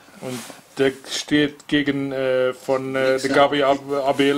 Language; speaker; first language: German; non-native, learner; Polish